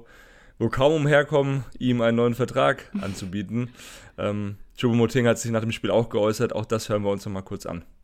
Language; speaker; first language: German; native; German